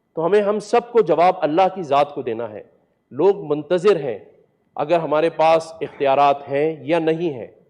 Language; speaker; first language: Urdu; native; Urdu